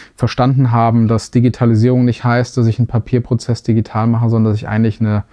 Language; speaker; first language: German; native; German